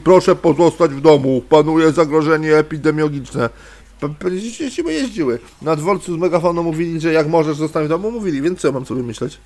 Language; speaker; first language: Polish; native; Polish